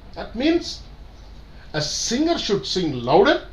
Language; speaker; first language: English; non-native, local second language; Tamil